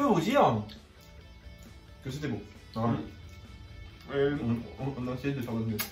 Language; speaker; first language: French; native; French